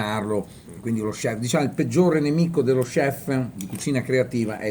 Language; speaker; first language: Italian; native; Italian